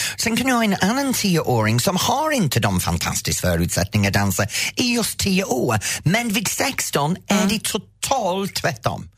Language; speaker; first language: Swedish; non-native, fluent; English